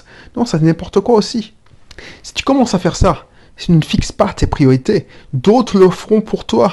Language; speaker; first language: French; native; French